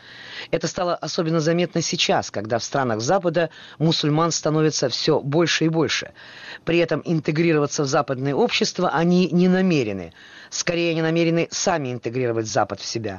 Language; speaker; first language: Russian; native; Russian